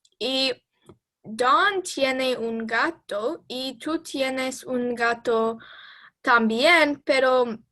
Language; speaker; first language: Spanish; non-native, learner; English